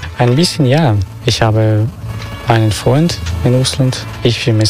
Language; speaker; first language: German; non-native, learner; Russian